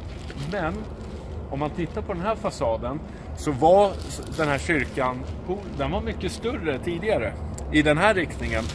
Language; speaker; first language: Swedish; native; Swedish